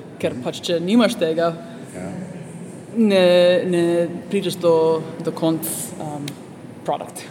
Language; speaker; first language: Slovenian; early bilingual, heritage; Slovenian